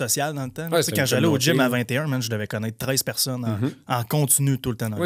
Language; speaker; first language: French; native; French